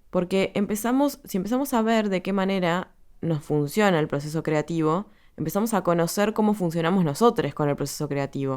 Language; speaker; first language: Spanish; native; Spanish